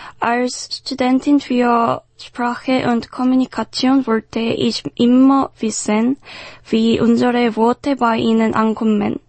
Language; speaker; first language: German; non-native, fluent; Korean